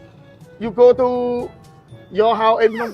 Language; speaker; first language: English; non-native, learner; Khmer